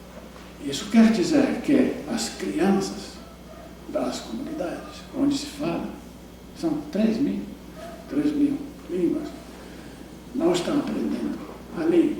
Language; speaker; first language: Portuguese; non-native, fluent; English